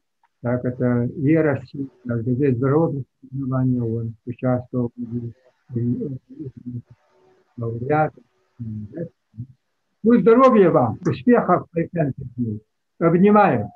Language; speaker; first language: Russian; non-native, local second language; Yakut